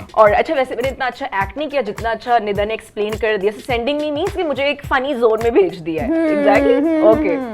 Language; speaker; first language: Urdu; native; Urdu